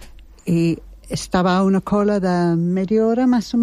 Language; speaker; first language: Spanish; non-native, learner; English